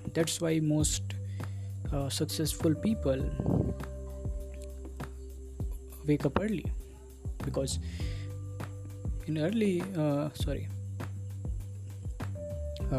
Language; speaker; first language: English; non-native, local second language; Hindi